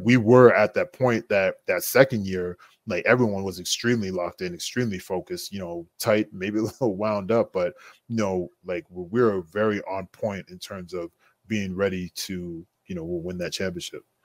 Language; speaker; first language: English; native; English